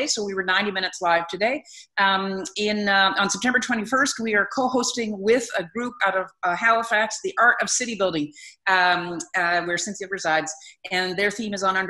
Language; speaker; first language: English; native; English